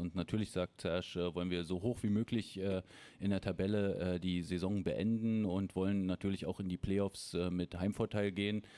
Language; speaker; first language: German; native; German